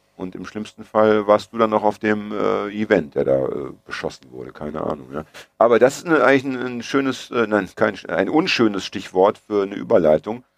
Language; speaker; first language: German; early bilingual, other home language; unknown